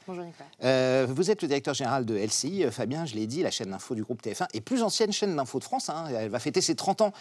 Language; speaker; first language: French; native; French